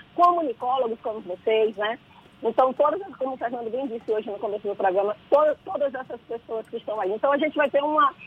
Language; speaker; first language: Portuguese; native; Portuguese